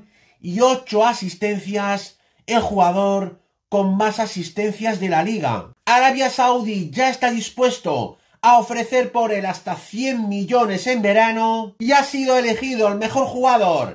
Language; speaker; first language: Spanish; native; Spanish